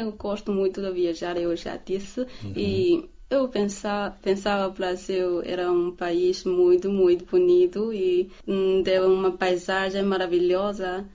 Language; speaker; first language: Portuguese; non-native, learner; Chinese